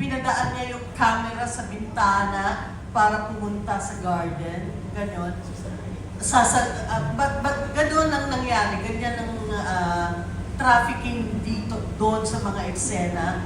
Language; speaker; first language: Filipino; native; Filipino